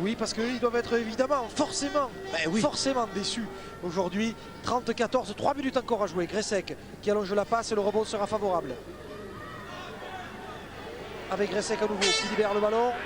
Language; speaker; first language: French; native; French